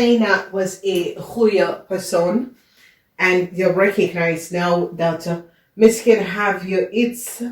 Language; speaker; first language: Dutch; non-native, learner; English